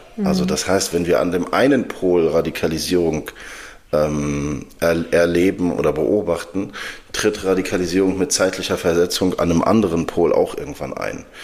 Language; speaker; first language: German; early bilingual, other home language; Arabic